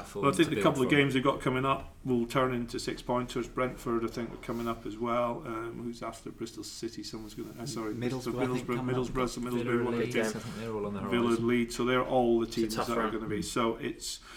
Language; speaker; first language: English; native; English